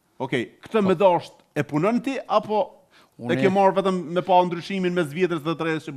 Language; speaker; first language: Albanian; native; Albanian